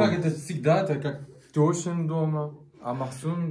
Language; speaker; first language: Russian; non-native, learner; Turkish